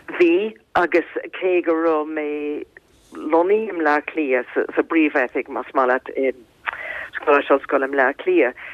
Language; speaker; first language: Irish; native; Irish